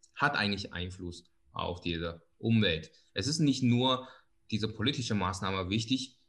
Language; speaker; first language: German; non-native, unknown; Chinese